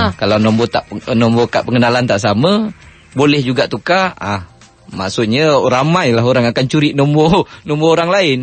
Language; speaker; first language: Malay; native; Malay